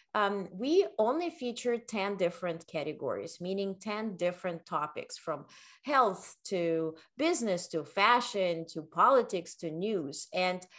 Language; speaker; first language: English; non-native, fluent; Ukrainian